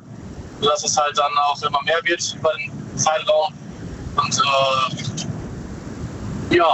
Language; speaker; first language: German; native; German